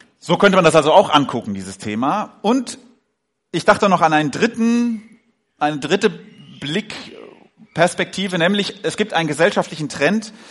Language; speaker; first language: German; native; German